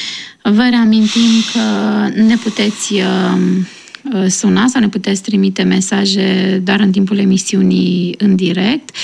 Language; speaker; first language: Romanian; native; Romanian